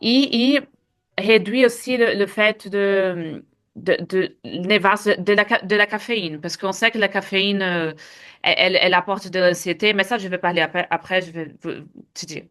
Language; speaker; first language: French; non-native, fluent; Portuguese